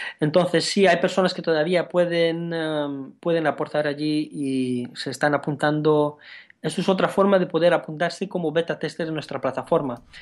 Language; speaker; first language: Spanish; non-native, fluent; Romanian